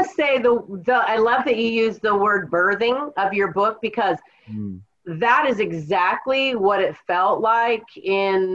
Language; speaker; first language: English; native; English